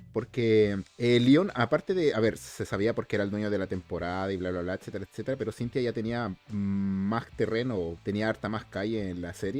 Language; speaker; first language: Spanish; native; Spanish